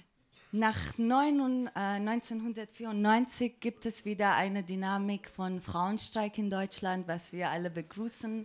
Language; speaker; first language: German; non-native, fluent; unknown